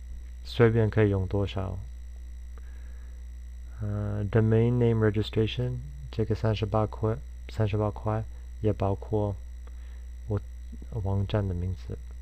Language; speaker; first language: Chinese; non-native, fluent; English